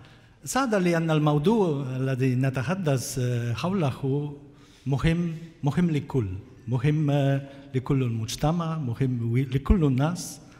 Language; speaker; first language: Arabic; non-native, fluent; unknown